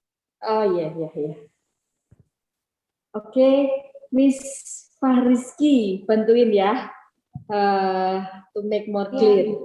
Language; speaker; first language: English; non-native, learner; Indonesian